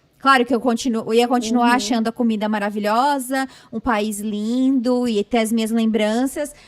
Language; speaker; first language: Portuguese; native; Portuguese